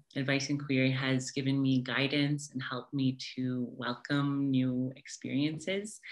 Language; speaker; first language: English; native; English